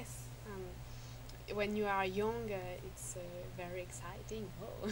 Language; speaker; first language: English; non-native, learner; French